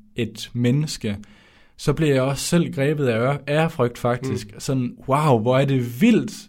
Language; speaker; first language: Danish; native; Danish